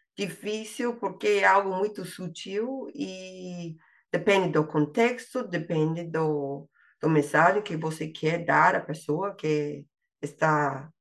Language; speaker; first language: Portuguese; non-native, fluent; English